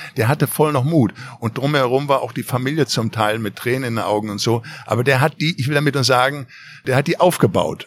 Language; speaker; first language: German; native; German